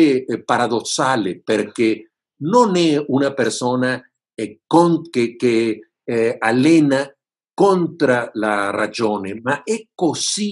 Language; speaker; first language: Italian; non-native, fluent; Spanish